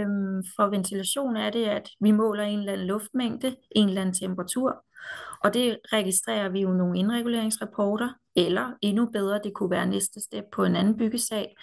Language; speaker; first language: Danish; native; Danish